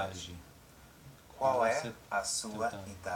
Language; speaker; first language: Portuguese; non-native, learner; English